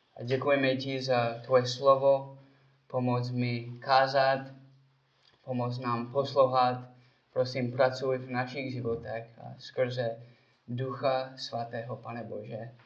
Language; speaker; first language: Czech; non-native, learner; English